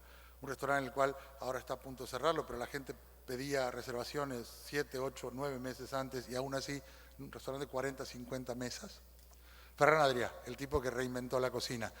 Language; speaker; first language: Spanish; native; Spanish